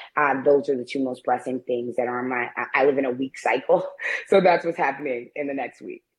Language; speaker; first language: English; native; English